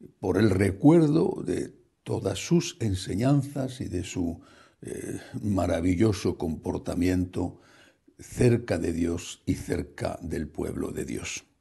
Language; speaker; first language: Spanish; native; Spanish